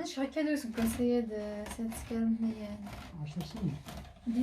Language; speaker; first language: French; non-native, local second language; Arabic